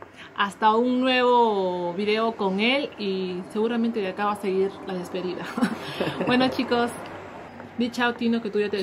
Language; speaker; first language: Spanish; native; Spanish